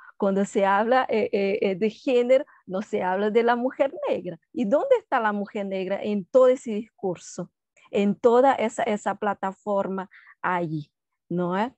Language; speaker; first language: Spanish; non-native, fluent; Portuguese